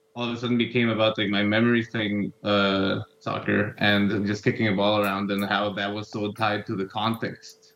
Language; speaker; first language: English; non-native, fluent; Spanish